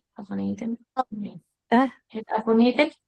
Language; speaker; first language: Dutch; non-native, learner; Indonesian